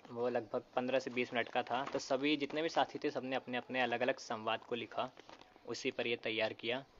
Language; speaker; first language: Hindi; native; Hindi